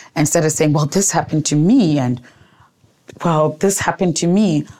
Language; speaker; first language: English; non-native, local second language; Shona